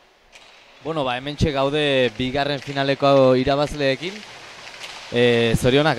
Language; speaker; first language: Basque; native; Basque